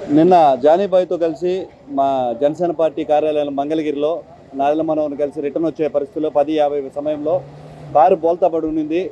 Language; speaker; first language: Telugu; native; Telugu